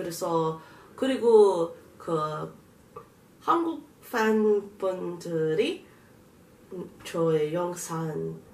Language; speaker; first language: Korean; non-native, learner; English